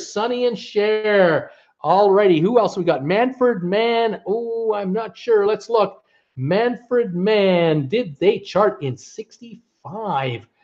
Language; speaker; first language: English; native; English